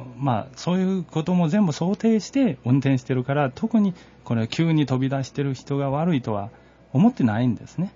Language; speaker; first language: Japanese; non-native, learner; Chinese